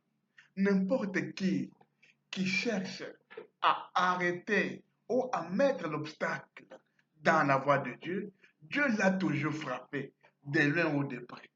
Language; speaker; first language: French; non-native, fluent; Portuguese